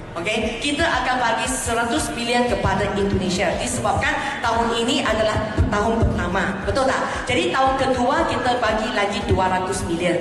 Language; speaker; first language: Malay; non-native, local second language; Chinese